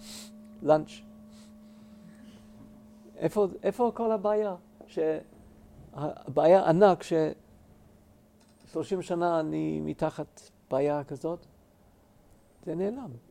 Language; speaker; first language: Hebrew; non-native, fluent; English